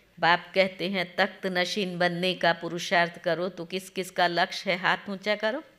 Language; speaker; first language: Hindi; non-native, local second language; Gujarati